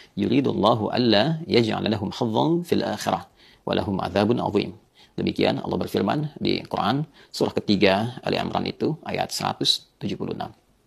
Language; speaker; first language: Indonesian; native; Indonesian